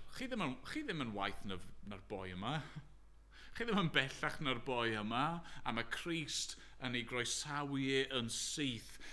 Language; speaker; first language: Welsh; native; Welsh